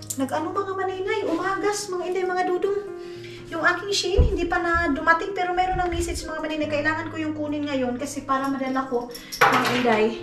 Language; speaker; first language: Filipino; non-native, local second language; Cebuano